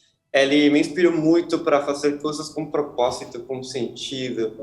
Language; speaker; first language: Portuguese; non-native, fluent; Spanish